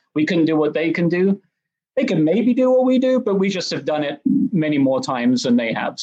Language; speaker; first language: English; native; English